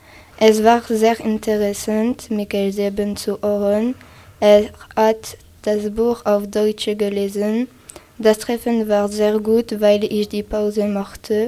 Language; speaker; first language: German; non-native, learner; French